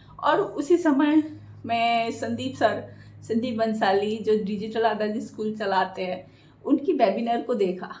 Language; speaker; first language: Hindi; non-native, local second language; Bangla